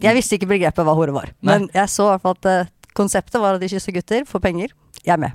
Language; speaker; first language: Norwegian; native; Norwegian